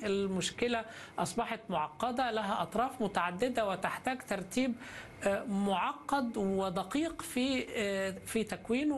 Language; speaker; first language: Arabic; native; Arabic